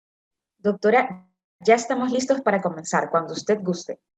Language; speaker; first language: Spanish; native; Spanish